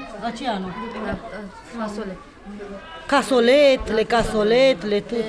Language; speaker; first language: French; non-native, learner; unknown